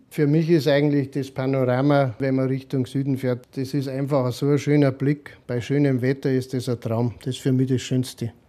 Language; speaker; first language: German; native; German